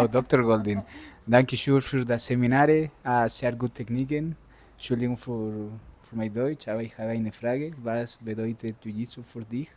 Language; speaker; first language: German; non-native, learner; Spanish